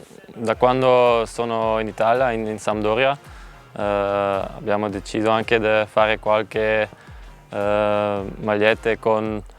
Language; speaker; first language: Italian; non-native, learner; Dutch